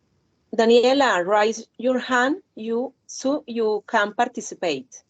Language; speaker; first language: English; non-native, learner; Spanish